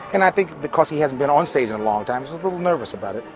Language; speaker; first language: English; native; English